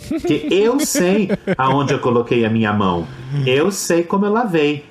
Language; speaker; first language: Portuguese; native; Portuguese